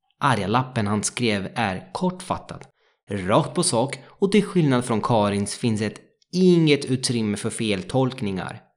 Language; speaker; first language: Swedish; non-native, fluent; Italian